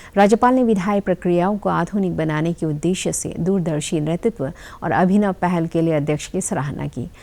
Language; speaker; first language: Hindi; non-native, local second language; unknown